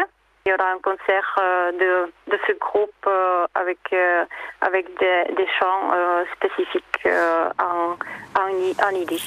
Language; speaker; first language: French; non-native, learner; Czech